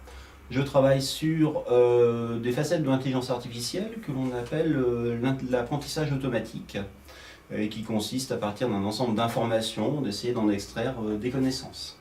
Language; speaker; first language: French; native; French